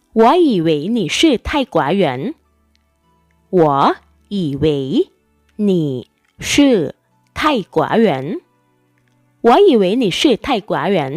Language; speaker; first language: Chinese; non-native, fluent; Thai